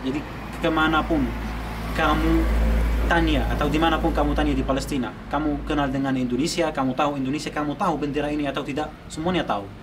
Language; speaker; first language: Indonesian; non-native, fluent; Arabic